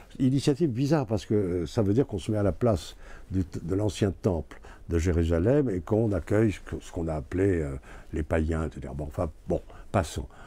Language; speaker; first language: French; native; French